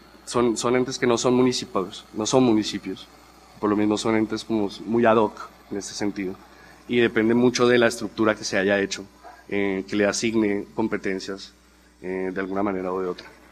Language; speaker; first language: Spanish; native; Spanish